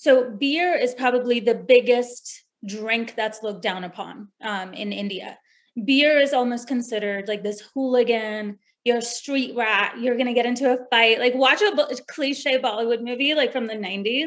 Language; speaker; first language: English; non-native, local second language; Hindi